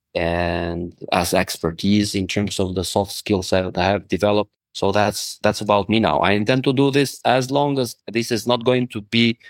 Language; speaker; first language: English; non-native, fluent; Albanian